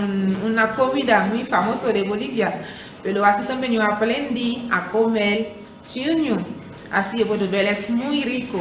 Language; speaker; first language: Spanish; non-native, fluent; Haitian Creole